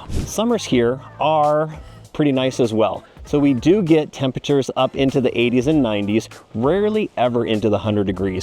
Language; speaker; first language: English; native; English